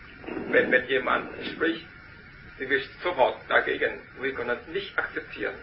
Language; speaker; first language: German; non-native, learner; Vietnamese